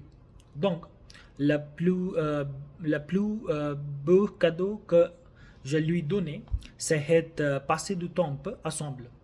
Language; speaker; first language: French; non-native, learner; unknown